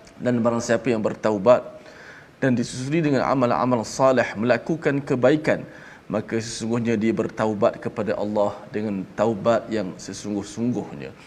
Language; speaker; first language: Malay; native; Malay